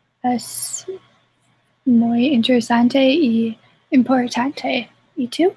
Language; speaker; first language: Spanish; non-native, learner; English